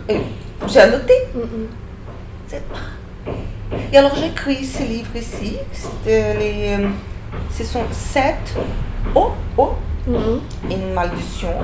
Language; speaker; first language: French; non-native, fluent; Portuguese